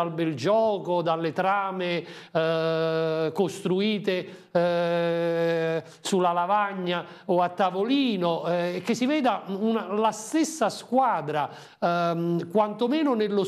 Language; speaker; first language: Italian; native; Italian